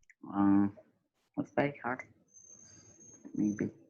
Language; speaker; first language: English; non-native, learner; Indonesian